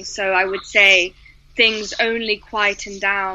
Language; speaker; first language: English; native; English